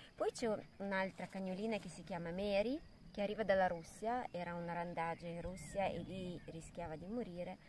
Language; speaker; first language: Italian; non-native, fluent; Russian